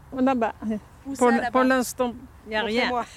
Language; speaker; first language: French; non-native, learner; Kabyle